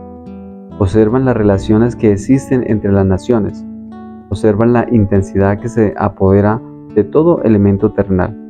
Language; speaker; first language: Spanish; native; Spanish